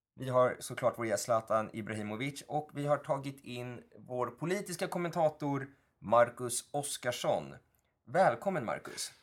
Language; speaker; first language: Swedish; native; Swedish